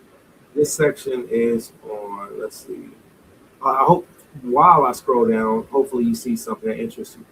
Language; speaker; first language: English; native; English